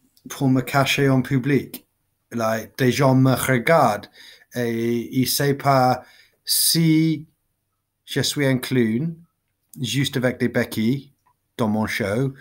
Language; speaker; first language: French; non-native, learner; English